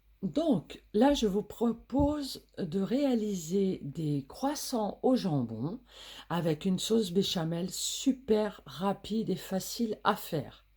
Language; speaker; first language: French; native; French